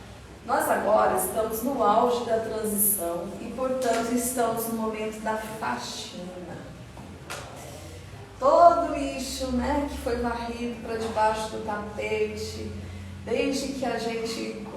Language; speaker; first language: Portuguese; native; Portuguese